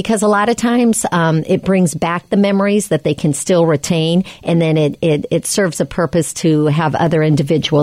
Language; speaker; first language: English; native; English